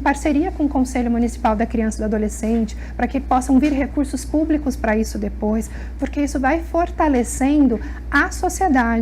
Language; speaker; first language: Portuguese; native; Portuguese